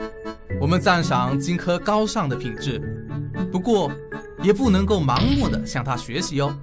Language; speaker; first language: Chinese; native; Chinese